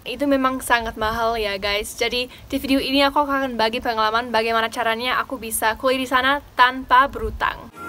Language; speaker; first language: Indonesian; non-native, fluent; English